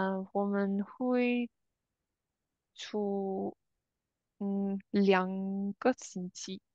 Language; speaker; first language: Chinese; non-native, learner; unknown